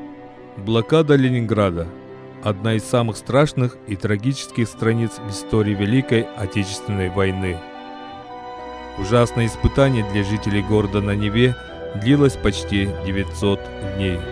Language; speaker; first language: Russian; native; Russian